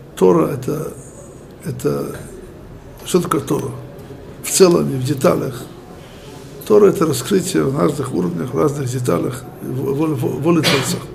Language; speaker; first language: Russian; early bilingual, heritage; Russian